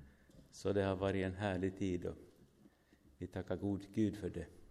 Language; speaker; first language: Swedish; non-native, fluent; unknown